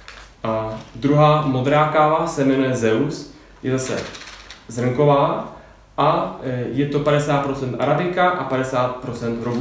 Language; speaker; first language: Czech; native; Czech